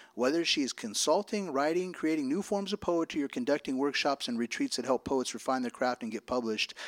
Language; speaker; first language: English; native; English